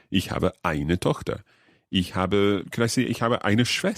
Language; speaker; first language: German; non-native, learner; English